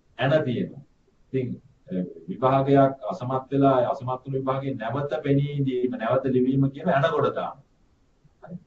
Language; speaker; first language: Sinhala; native; Sinhala